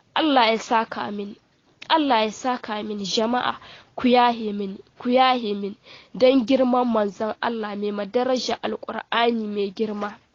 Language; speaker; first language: Hausa; native; Hausa